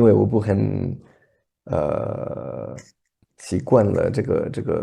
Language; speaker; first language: Chinese; non-native, learner; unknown